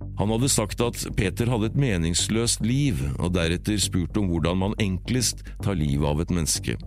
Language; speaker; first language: Norwegian; native; Norwegian